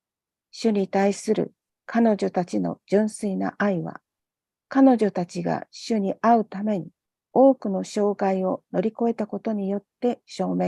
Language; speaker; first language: Japanese; native; Japanese